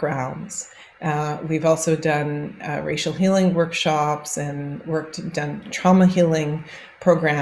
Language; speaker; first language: English; native; English